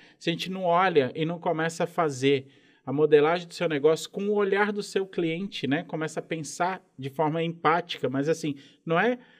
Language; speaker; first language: Portuguese; native; Portuguese